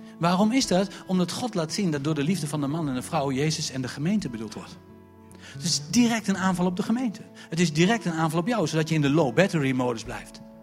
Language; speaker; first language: Dutch; native; Dutch